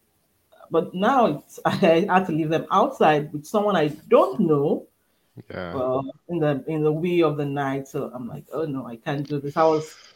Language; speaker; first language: English; non-native, local second language; Yoruba